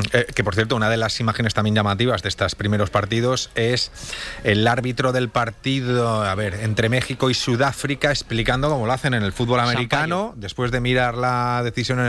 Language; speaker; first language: Spanish; native; Spanish